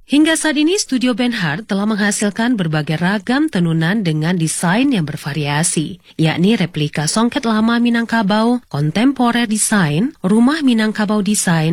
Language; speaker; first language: Indonesian; native; Indonesian